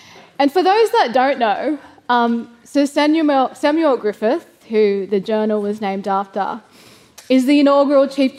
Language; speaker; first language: English; native; English